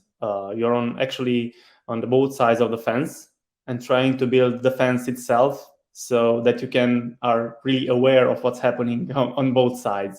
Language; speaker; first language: English; non-native, fluent; Romanian